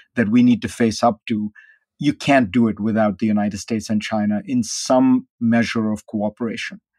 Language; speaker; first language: English; non-native, local second language; Hindi